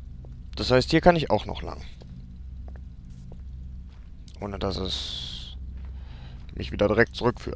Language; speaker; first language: German; native; German